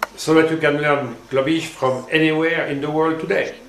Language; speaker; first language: English; non-native, fluent; French